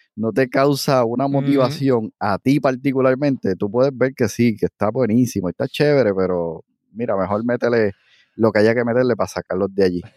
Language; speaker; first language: Spanish; native; Spanish